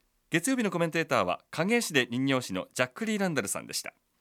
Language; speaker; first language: Japanese; native; Japanese